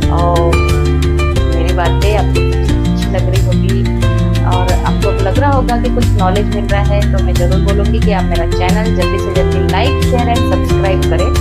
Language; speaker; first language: Hindi; non-native, local second language; Marathi